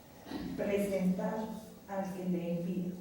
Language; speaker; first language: Spanish; non-native, fluent; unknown